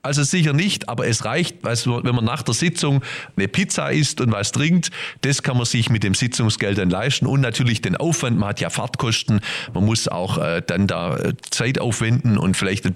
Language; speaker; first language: German; native; German